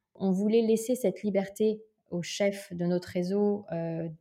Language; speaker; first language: French; native; French